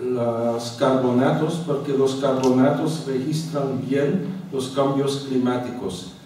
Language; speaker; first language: Spanish; non-native, fluent; Dutch